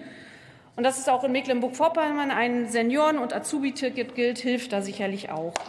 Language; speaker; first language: German; native; German